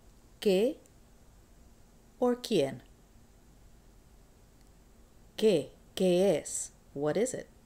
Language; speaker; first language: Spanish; non-native, fluent; English